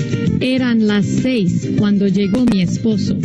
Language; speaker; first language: Spanish; non-native, learner; English